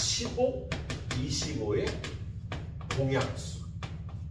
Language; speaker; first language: Korean; native; Korean